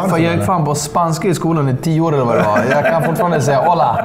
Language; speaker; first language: Swedish; native; Swedish